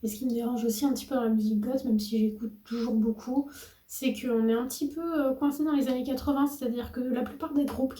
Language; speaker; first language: French; native; French